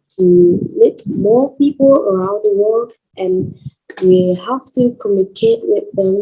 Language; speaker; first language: English; non-native, learner; Vietnamese